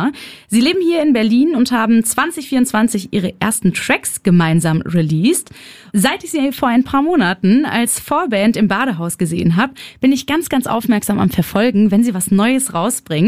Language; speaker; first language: German; native; German